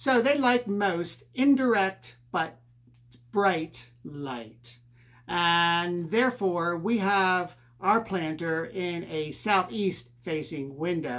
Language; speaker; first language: English; native; English